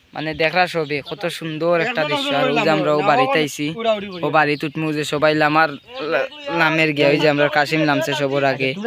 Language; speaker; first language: Bangla; non-native, local second language; Sylheti